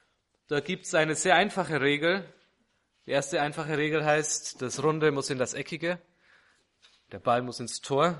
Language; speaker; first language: German; native; German